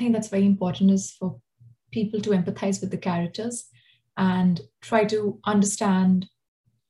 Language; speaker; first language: English; non-native, local second language; Hindi